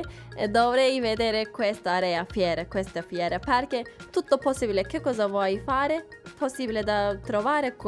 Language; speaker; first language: Italian; non-native, learner; Turkish